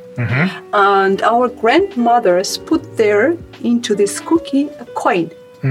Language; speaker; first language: English; non-native, fluent; Armenian